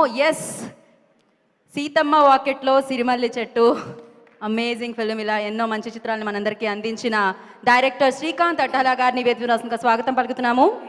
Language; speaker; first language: Telugu; native; Telugu